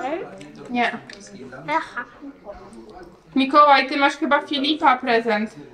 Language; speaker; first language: Polish; native; Polish